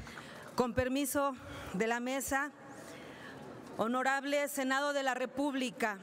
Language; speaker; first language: Spanish; native; Spanish